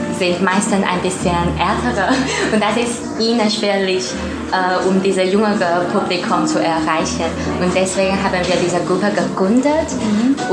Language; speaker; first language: German; non-native, learner; Chinese